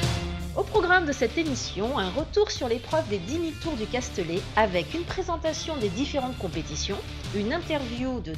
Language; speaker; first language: French; native; French